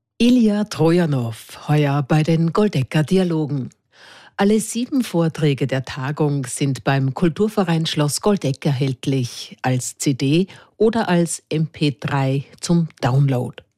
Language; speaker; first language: German; native; German